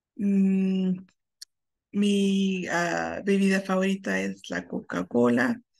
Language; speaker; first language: Spanish; non-native, fluent; English